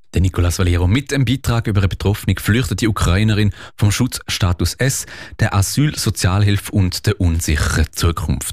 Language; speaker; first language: German; native; German